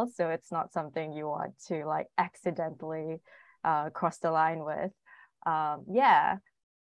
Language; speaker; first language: English; non-native, local second language; Chinese